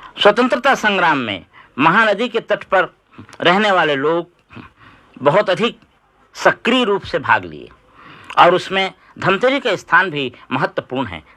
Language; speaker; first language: Hindi; native; Hindi